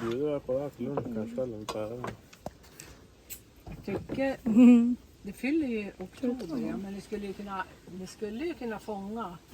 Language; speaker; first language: Swedish; native; Swedish